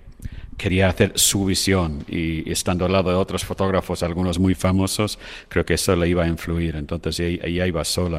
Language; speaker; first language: Spanish; non-native, fluent; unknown